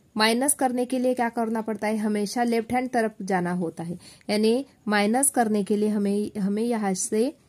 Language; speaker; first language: Hindi; non-native, local second language; Marathi